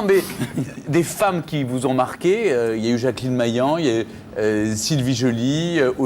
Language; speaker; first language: French; native; French